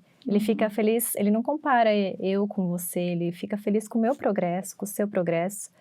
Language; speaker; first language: Portuguese; native; Portuguese